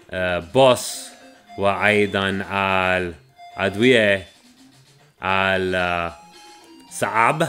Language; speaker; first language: Arabic; non-native, learner; English